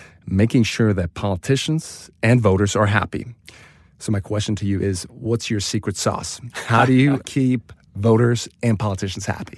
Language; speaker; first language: English; non-native, fluent; German